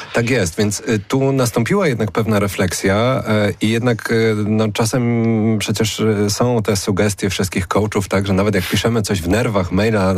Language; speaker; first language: Polish; native; Polish